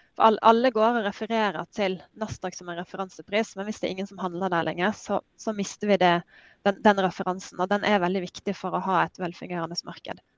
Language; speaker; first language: Norwegian; native; Norwegian